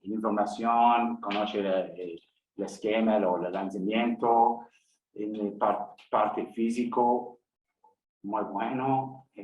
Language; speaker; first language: Spanish; non-native, learner; English